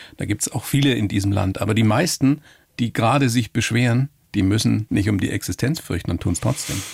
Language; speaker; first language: German; native; German